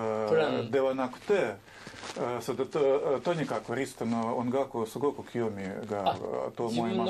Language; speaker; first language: Japanese; non-native, learner; Russian